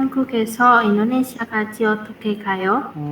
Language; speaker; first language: Korean; non-native, learner; Indonesian